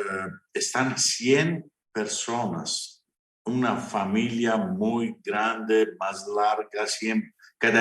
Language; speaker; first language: Spanish; non-native, fluent; Italian